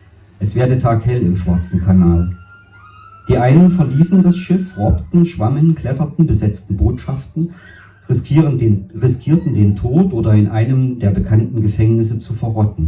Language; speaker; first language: German; native; German